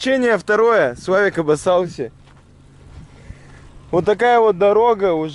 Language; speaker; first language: Russian; native; Russian